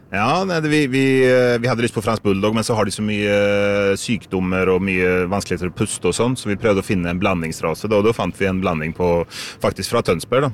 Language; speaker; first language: Swedish; native; Swedish